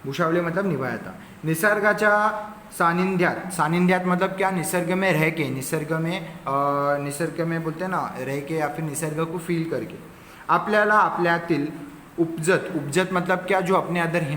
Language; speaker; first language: Hindi; non-native, local second language; Marathi